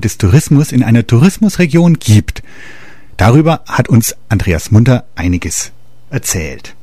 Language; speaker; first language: German; native; German